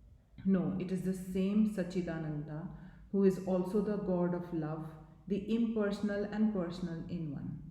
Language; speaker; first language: English; non-native, local second language; Hindi